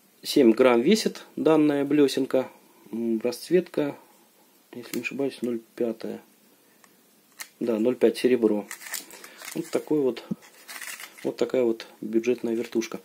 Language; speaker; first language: Russian; native; Russian